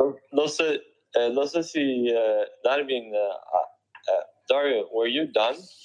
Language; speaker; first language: English; native; English